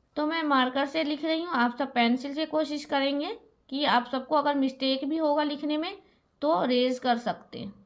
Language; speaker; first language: Hindi; native; Hindi